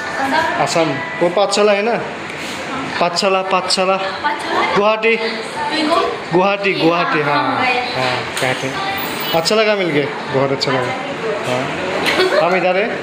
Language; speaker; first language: Hindi; non-native, local second language; Assamese